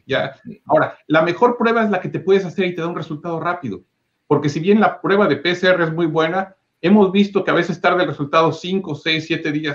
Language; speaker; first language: Spanish; native; Spanish